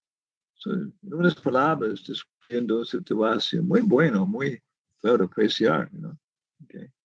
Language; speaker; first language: Spanish; non-native, learner; English